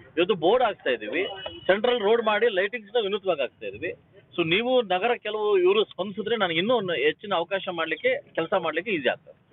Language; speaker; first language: Kannada; native; Kannada